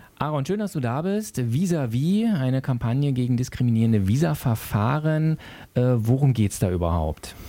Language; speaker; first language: German; native; German